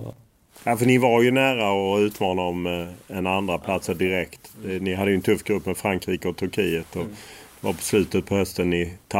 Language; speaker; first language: Swedish; native; Swedish